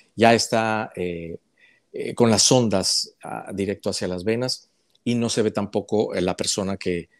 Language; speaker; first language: Spanish; native; Spanish